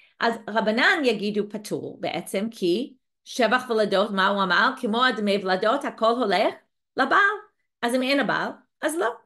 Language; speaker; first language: Hebrew; non-native, fluent; English